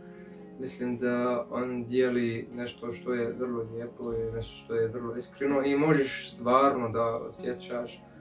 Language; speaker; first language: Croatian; early bilingual, heritage; English